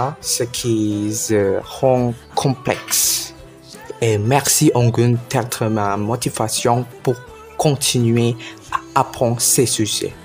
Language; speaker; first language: French; non-native, learner; Indonesian